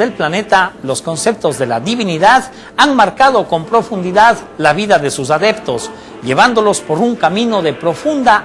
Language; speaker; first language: Spanish; native; Spanish